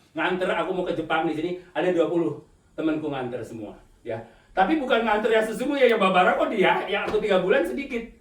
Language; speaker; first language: Indonesian; native; Indonesian